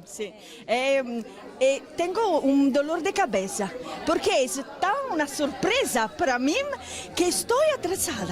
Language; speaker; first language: Portuguese; non-native, fluent; Italian